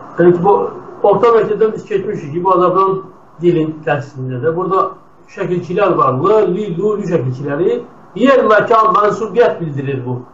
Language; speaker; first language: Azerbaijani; non-native, local second language; Talysh